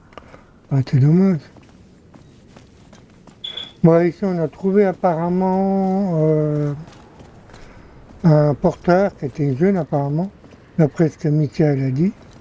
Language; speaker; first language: French; native; French